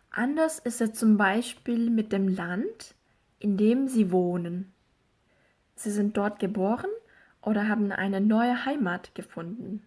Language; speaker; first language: German; non-native, fluent; Korean